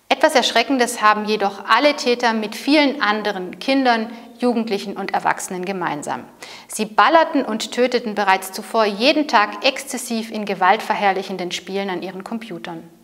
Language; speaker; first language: German; native; German